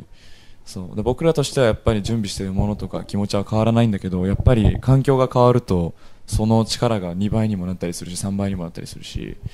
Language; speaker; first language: Japanese; native; Japanese